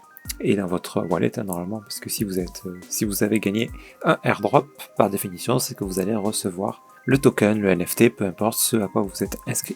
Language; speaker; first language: French; native; French